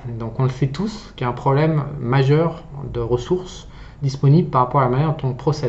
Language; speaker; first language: French; native; French